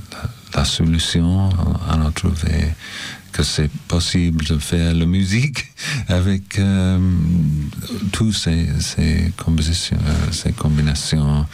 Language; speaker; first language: French; non-native, learner; English